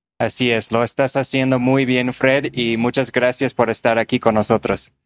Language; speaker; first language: Spanish; non-native, fluent; English